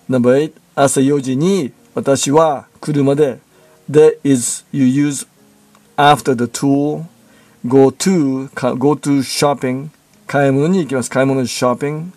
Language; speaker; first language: Japanese; non-native, learner; English